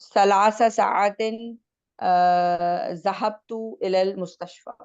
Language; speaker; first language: Arabic; non-native, learner; Hindi